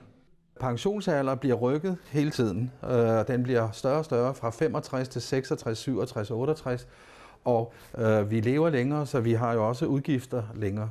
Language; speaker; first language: Danish; native; Danish